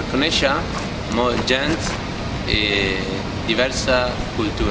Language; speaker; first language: Catalan; non-native, learner; Italian